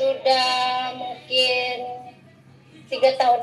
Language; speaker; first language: Indonesian; non-native, local second language; Javanese